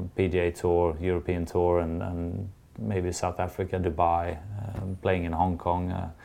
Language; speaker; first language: English; non-native, fluent; Swedish